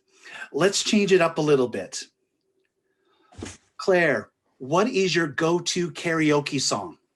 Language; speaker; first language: English; native; English